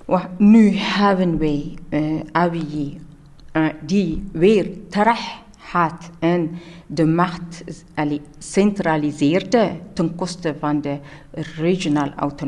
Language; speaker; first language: Dutch; non-native, learner; Tigrinya